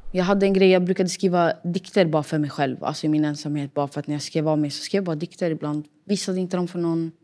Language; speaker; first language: Swedish; early bilingual, other home language; Arabic